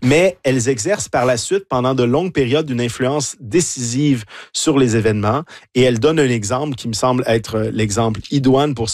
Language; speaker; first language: French; native; French